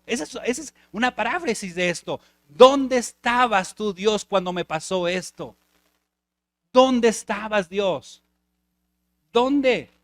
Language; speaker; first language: Spanish; native; Spanish